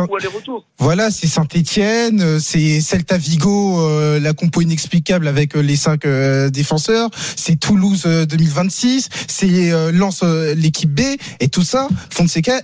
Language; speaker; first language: French; native; French